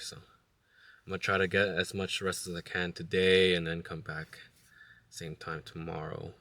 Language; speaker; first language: English; native; English